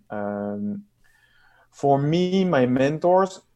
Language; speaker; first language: English; non-native, fluent; French